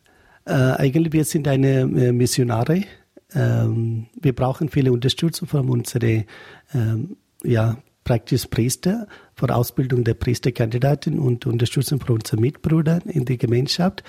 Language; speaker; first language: German; non-native, learner; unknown